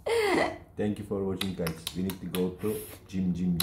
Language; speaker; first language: English; non-native, fluent; Turkish